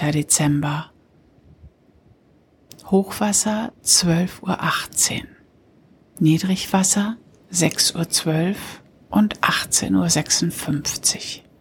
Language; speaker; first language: German; native; German